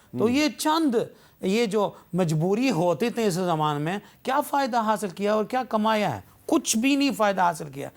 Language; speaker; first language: Urdu; non-native, fluent; Arabic